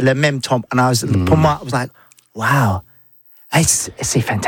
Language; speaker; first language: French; non-native, learner; English